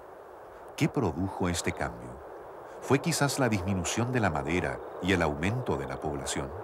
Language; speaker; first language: Spanish; native; Spanish